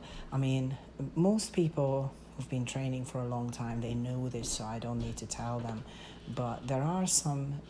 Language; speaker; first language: English; non-native, fluent; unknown